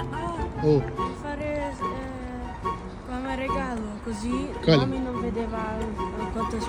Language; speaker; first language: Italian; early bilingual, other home language; Filipino